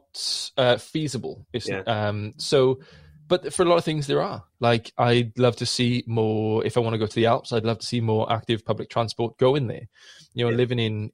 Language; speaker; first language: English; native; English